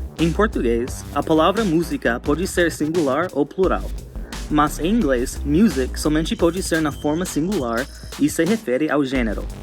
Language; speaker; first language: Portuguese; non-native, fluent; English